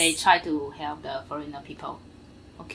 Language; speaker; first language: English; non-native, learner; Japanese